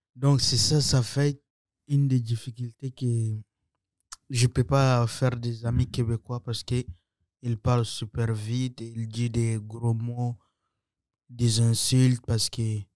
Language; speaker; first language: French; non-native, local second language; Sango